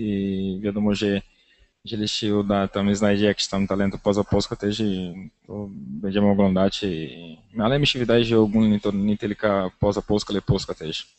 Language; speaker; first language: Polish; non-native, learner; Portuguese